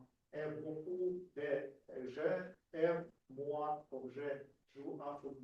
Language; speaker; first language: French; non-native, learner; Russian